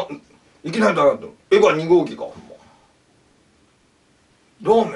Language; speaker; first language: Japanese; native; Japanese